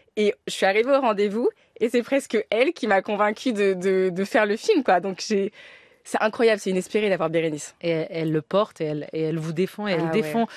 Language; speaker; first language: French; native; French